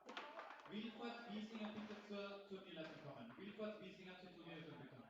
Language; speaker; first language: German; native; German